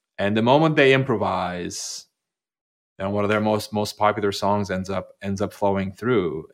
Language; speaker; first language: English; non-native, fluent; Turkish